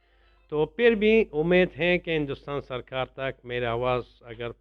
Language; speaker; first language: Hindi; non-native, learner; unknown